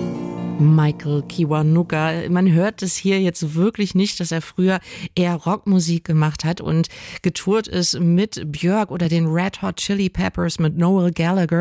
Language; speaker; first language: German; native; German